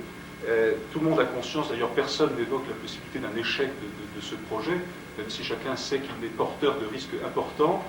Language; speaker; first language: French; native; French